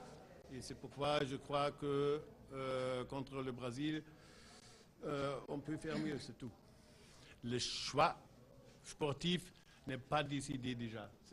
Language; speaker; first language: French; non-native, fluent; German